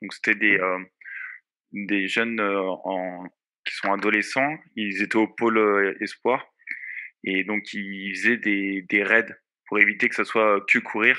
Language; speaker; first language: French; native; French